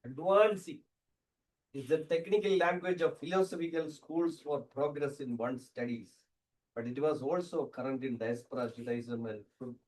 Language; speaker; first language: English; non-native, local second language; Malayalam